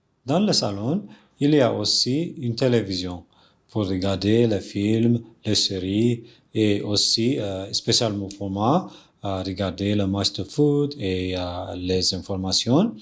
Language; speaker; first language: French; non-native, learner; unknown